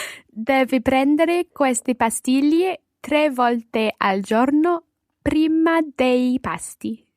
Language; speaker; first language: Italian; non-native, learner; English